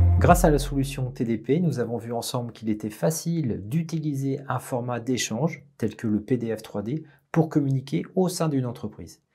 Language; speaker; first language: French; native; French